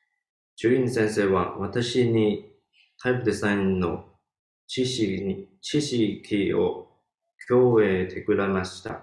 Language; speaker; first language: Japanese; non-native, learner; Chinese